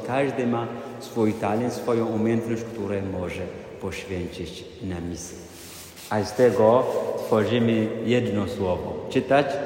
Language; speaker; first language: Polish; non-native, fluent; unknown